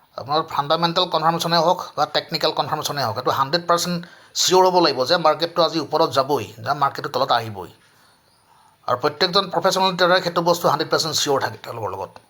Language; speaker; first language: Assamese; native; Assamese